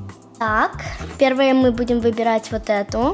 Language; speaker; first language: Russian; early bilingual, heritage; Russian